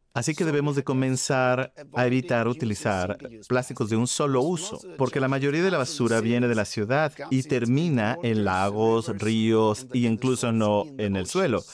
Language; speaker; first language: Spanish; non-native, fluent; Swedish